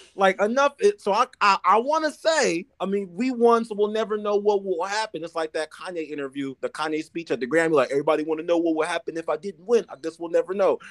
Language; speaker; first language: English; native; English